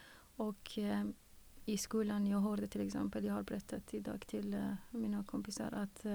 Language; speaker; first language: Swedish; non-native, fluent; Persian